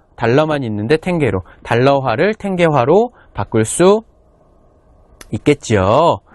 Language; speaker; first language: Korean; native; Korean